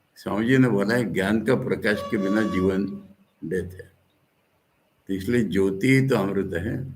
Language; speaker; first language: Hindi; non-native, local second language; Bangla